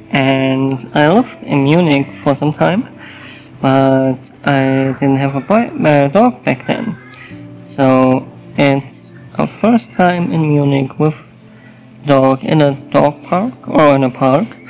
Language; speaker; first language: English; non-native, fluent; German